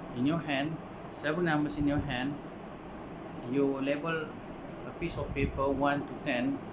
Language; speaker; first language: English; non-native, local second language; Malay